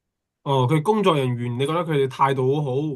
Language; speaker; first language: Chinese; native; Chinese